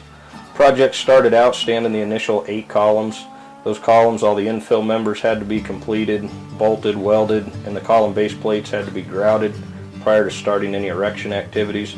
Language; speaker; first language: English; native; English